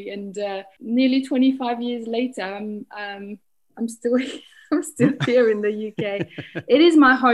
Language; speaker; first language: English; non-native, fluent; French